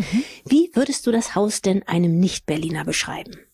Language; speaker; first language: German; native; German